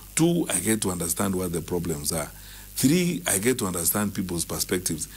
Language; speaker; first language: English; non-native, local second language; Swahili